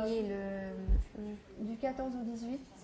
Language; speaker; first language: French; native; French